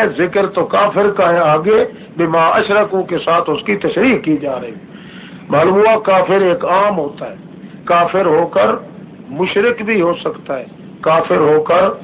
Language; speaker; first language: Urdu; non-native, local second language; Saraiki